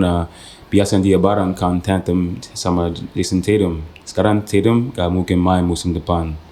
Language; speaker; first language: Indonesian; non-native, fluent; English